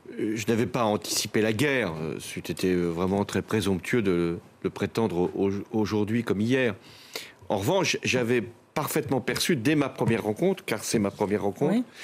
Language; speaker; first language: French; native; French